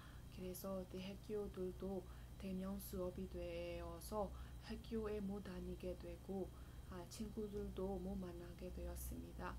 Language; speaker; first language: Korean; non-native, fluent; Burmese